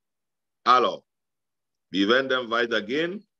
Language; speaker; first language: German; non-native, learner; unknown